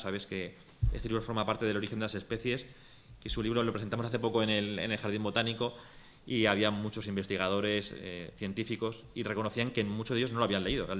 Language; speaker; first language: Spanish; native; Spanish